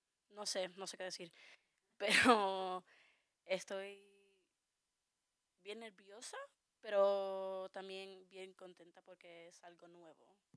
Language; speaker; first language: Spanish; native; Spanish